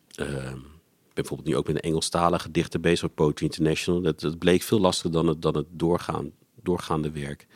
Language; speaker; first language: Dutch; native; Dutch